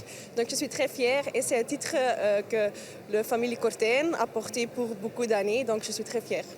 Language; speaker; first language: French; non-native, local second language; Dutch